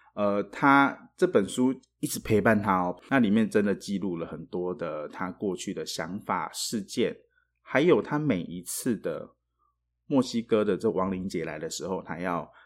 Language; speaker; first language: Chinese; native; Chinese